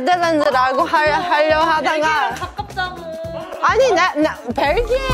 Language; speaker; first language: Korean; non-native, learner; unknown